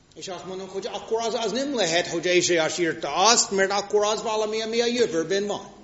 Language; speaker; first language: Hungarian; non-native, fluent; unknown